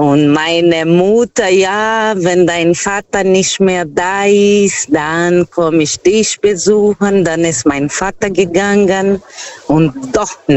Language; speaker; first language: German; non-native, fluent; Portuguese